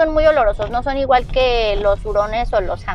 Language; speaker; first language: Spanish; native; Spanish